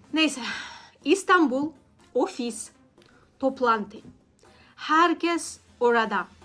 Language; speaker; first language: Turkish; non-native, learner; Russian